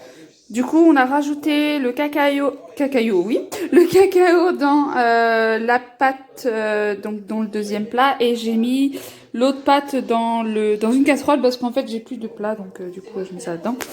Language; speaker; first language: French; native; French